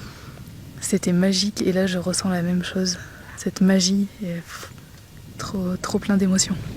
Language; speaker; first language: French; native; French